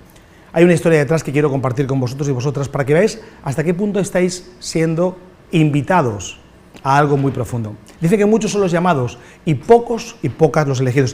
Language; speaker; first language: Spanish; native; Spanish